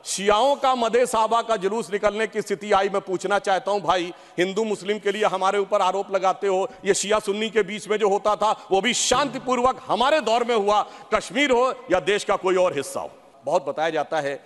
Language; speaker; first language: Hindi; native; Hindi